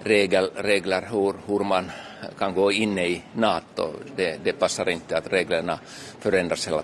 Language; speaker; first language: Swedish; non-native, local second language; Finnish